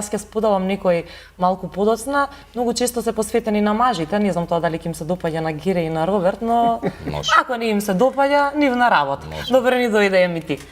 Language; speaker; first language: Macedonian; native; Macedonian